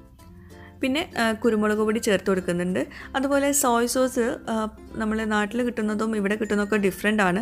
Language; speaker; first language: Malayalam; native; Malayalam